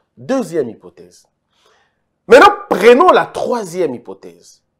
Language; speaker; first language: French; non-native, local second language; Lingala